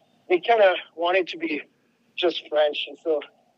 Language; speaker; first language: English; non-native, fluent; French